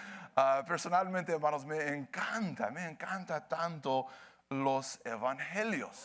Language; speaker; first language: Spanish; early bilingual, heritage; Spanish